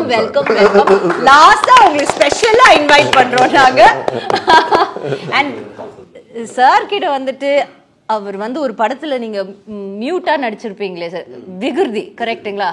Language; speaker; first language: Tamil; native; Tamil